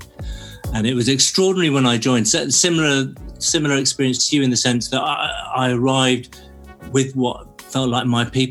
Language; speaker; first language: English; native; English